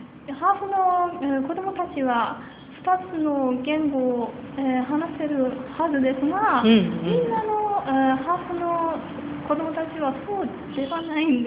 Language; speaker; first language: Japanese; non-native, learner; Persian